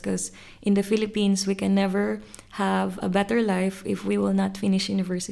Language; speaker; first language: English; non-native, local second language; Cebuano